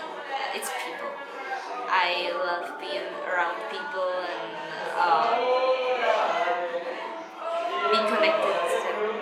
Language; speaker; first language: English; non-native, fluent; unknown